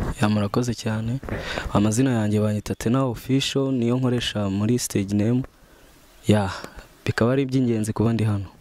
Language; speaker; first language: Kinyarwanda; early bilingual, heritage; Kinyarwanda